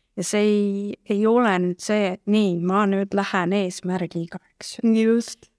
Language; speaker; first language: Estonian; non-native, local second language; Russian